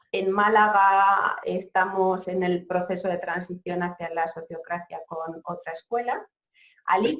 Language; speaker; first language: Spanish; native; Spanish